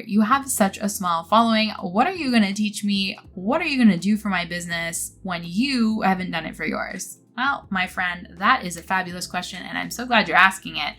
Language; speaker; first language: English; native; English